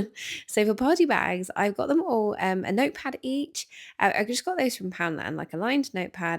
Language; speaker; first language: English; native; English